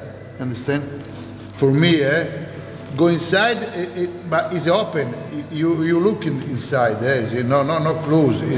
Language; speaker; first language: English; non-native, learner; Arabic